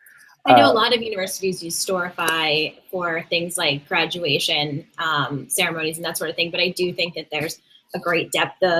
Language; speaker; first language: English; native; English